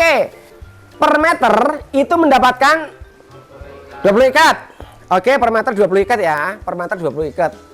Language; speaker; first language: Indonesian; non-native, local second language; Javanese